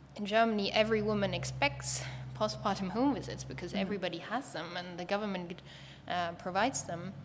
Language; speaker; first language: English; non-native, fluent; German